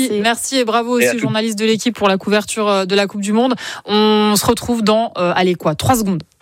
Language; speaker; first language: French; native; French